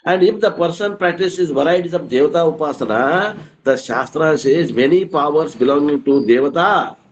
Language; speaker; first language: English; non-native, local second language; Kannada